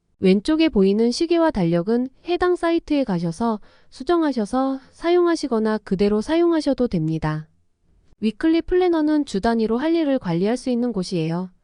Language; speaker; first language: Korean; native; Korean